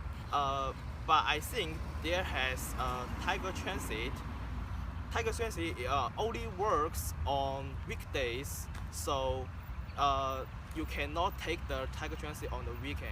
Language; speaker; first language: English; non-native, learner; Chinese